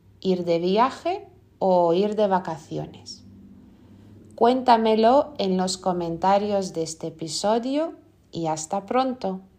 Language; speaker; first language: Spanish; non-native, fluent; Lithuanian